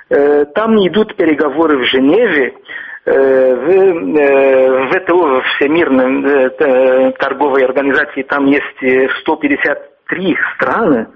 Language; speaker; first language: Russian; non-native, fluent; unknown